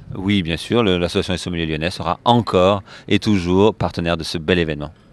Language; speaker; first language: French; native; French